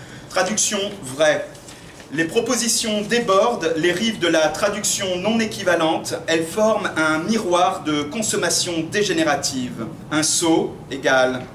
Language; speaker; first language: French; native; French